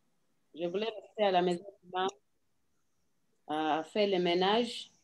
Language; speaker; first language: French; non-native, learner; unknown